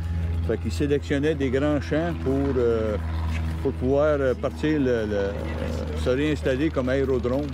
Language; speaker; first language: French; native; French